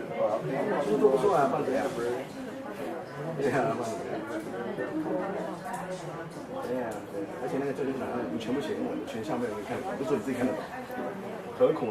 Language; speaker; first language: Chinese; native; Chinese